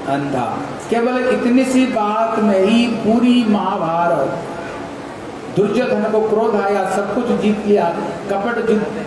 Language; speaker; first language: Hindi; native; Hindi